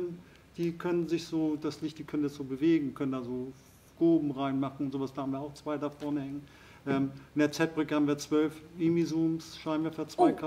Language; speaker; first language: German; native; German